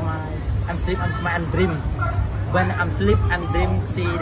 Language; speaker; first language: English; non-native, learner; Khmer